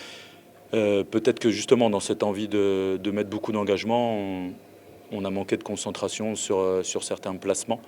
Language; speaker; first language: French; native; French